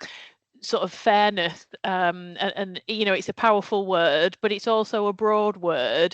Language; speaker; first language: English; native; English